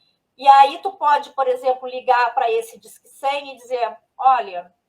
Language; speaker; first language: Portuguese; native; Portuguese